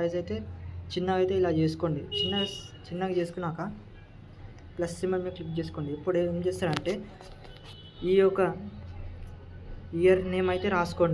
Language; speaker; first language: Telugu; native; Telugu